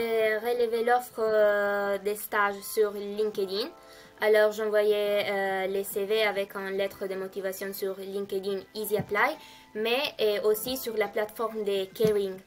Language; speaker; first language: French; non-native, fluent; Italian